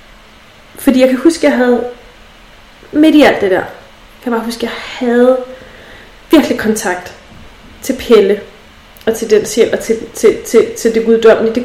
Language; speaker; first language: Danish; native; Danish